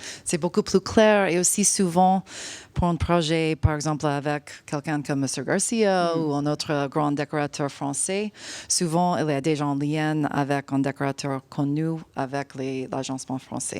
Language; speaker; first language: French; non-native, fluent; English